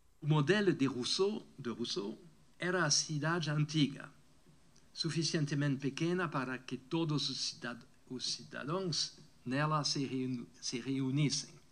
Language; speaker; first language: Portuguese; non-native, fluent; French